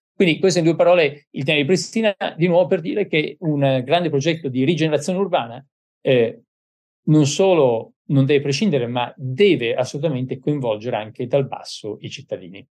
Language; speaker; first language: Italian; native; Italian